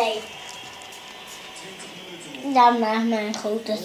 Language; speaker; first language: Dutch; early bilingual, heritage; Dutch